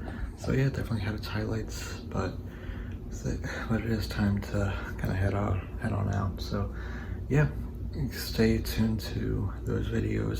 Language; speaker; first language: English; native; English